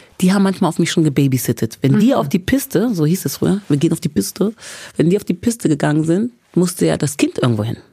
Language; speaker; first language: German; early bilingual, other home language; English